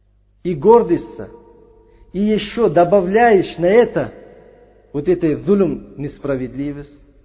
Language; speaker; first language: Russian; non-native, local second language; Uzbek